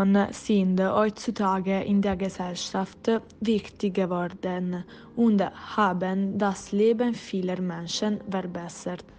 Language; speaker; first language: German; non-native, learner; Italian